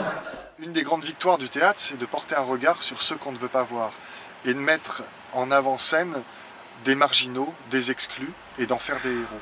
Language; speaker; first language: French; native; French